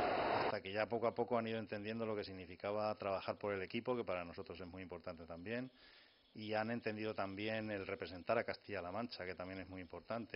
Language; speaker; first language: Spanish; native; Spanish